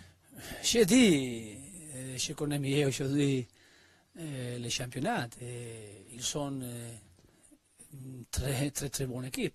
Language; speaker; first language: French; non-native, learner; Spanish